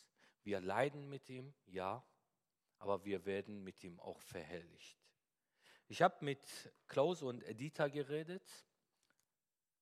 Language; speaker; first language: German; non-native, fluent; Persian